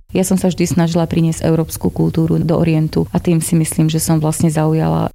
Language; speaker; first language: Slovak; native; Slovak